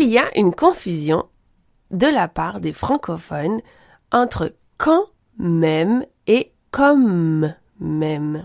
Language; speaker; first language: French; native; French